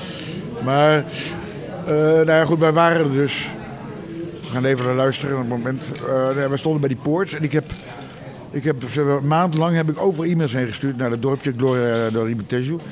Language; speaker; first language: Dutch; native; Dutch